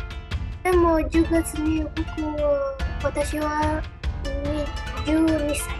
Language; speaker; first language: Japanese; non-native, learner; Indonesian